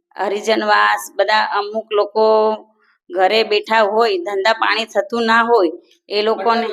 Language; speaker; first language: Gujarati; native; Gujarati